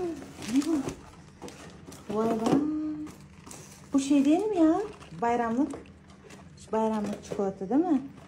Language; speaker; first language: Turkish; non-native, fluent; Kazakh